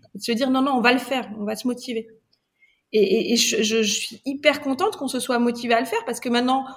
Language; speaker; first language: French; non-native, local second language; Arabic